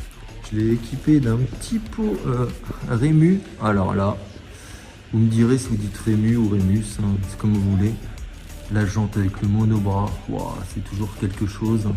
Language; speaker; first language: French; native; French